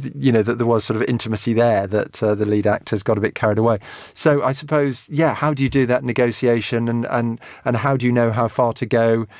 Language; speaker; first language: English; native; English